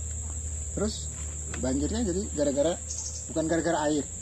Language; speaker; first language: Indonesian; native; Indonesian